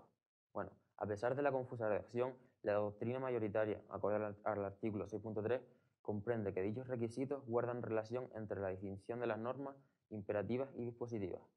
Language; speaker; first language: Spanish; native; Spanish